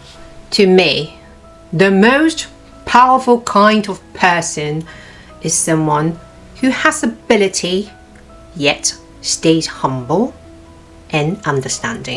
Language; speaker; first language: English; non-native, fluent; Cantonese